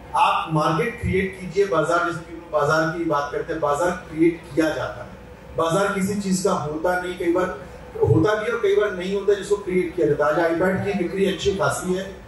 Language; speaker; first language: Hindi; native; Hindi